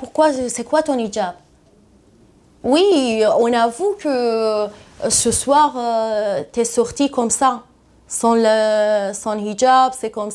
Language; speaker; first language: French; non-native, learner; Persian